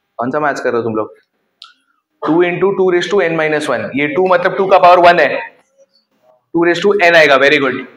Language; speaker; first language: Hindi; native; Hindi